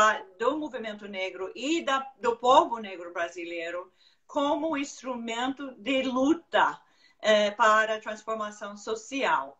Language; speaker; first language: Portuguese; non-native, fluent; English